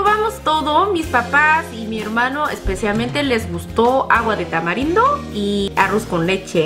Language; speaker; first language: Spanish; non-native, fluent; Korean